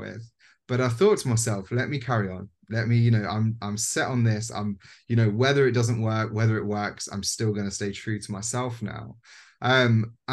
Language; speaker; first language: English; native; English